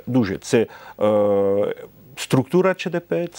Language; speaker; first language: Ukrainian; non-native, fluent; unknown